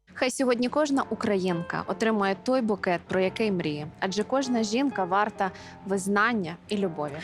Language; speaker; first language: Ukrainian; native; Ukrainian